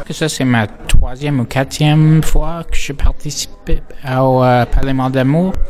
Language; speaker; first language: French; non-native, local second language; English